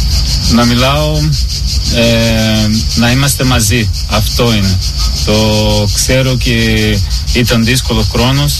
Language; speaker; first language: Greek; non-native, learner; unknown